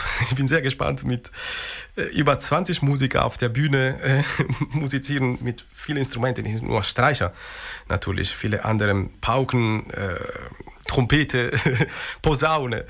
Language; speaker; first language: German; non-native, fluent; Italian